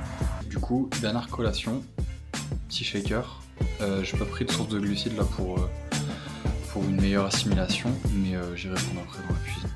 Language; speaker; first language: French; native; French